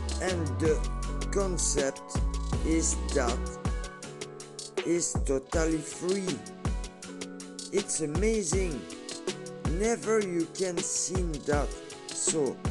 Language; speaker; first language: English; non-native, learner; French